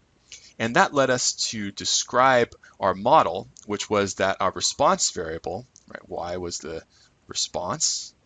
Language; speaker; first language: English; native; English